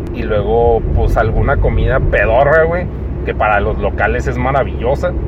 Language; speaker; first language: Spanish; native; Spanish